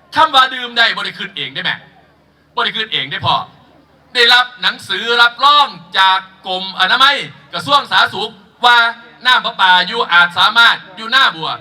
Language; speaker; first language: Thai; native; Thai